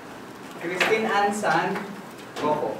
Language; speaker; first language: Japanese; non-native, learner; Filipino